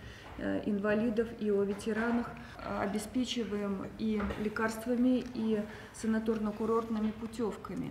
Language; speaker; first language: Russian; native; Russian